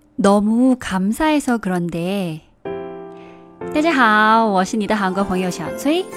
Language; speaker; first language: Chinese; non-native, fluent; Korean